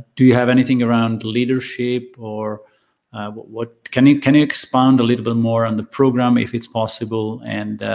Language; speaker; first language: English; non-native, fluent; Italian